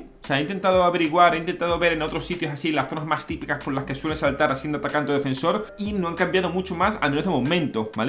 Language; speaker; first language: Spanish; native; Spanish